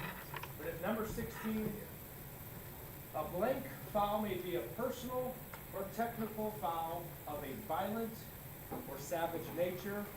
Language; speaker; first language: English; native; English